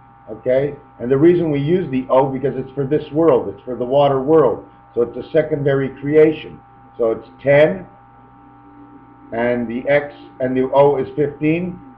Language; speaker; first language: English; native; English